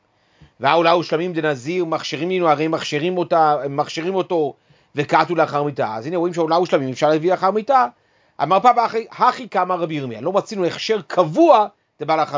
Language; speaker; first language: Hebrew; native; Hebrew